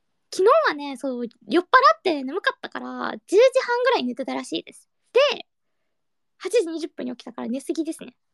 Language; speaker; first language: Japanese; early bilingual, heritage; Japanese